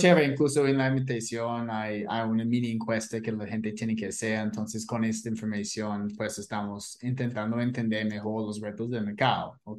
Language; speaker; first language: Spanish; non-native, fluent; English